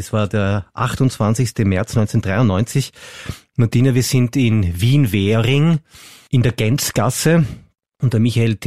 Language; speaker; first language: German; native; German